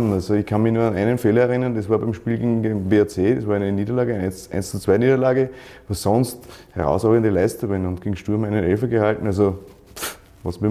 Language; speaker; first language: German; native; German